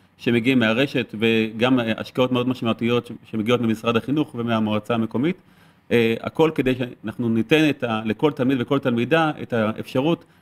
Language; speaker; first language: Hebrew; native; Hebrew